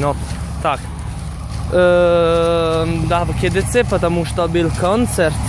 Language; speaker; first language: Russian; non-native, learner; Italian